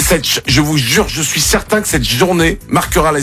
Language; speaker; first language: French; native; French